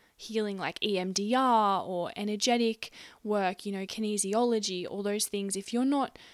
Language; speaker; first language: English; native; English